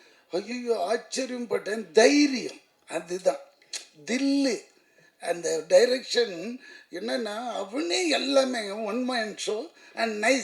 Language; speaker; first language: Tamil; native; Tamil